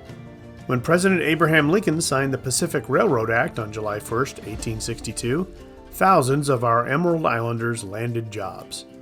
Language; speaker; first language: English; native; English